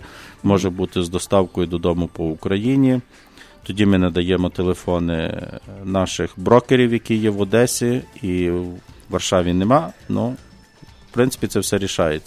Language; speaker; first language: Ukrainian; native; Ukrainian